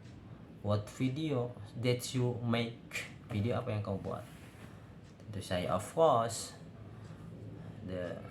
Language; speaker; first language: English; non-native, learner; Indonesian